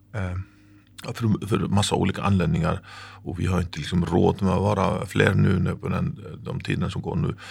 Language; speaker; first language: Swedish; non-native, fluent; Icelandic